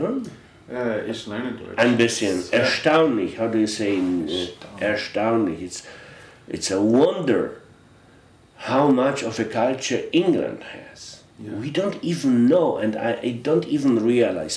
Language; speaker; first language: English; non-native, fluent; Polish